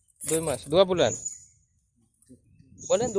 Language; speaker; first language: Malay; non-native, learner; Bangla